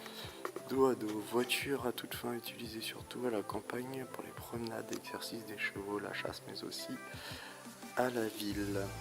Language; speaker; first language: French; native; French